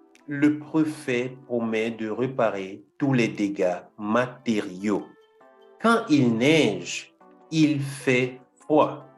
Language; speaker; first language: French; non-native, fluent; Portuguese